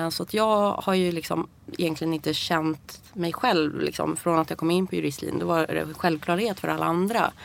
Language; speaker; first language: Swedish; early bilingual, other home language; Persian